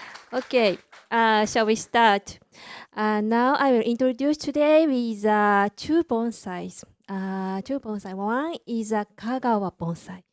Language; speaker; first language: English; non-native, learner; Japanese